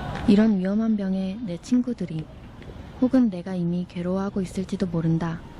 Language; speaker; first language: Korean; native; Korean